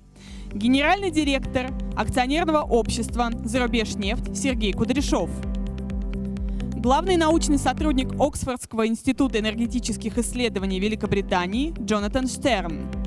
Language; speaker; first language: Russian; native; Russian